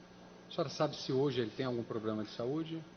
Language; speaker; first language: Portuguese; native; Portuguese